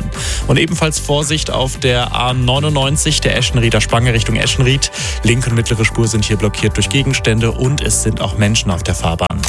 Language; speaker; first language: German; native; German